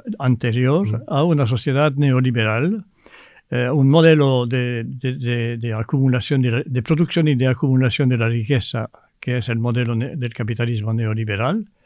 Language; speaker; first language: Spanish; non-native, fluent; French